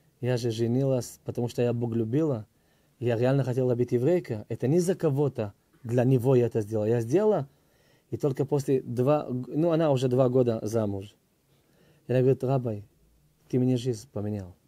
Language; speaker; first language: Russian; early bilingual, heritage; Hebrew